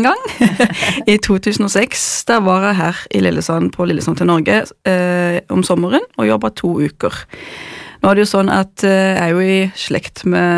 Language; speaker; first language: Norwegian; non-native, fluent; German